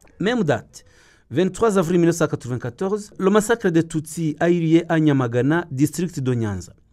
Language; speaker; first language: French; non-native, local second language; Kinyarwanda